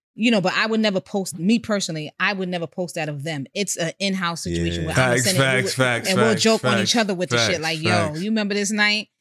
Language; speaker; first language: English; native; English